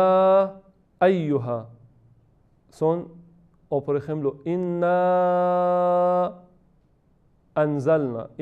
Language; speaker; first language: Spanish; non-native, fluent; Persian